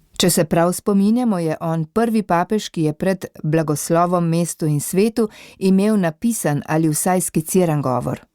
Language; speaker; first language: Slovenian; native; Slovenian